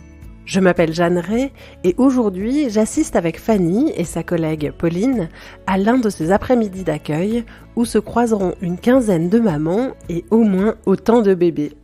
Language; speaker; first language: French; native; French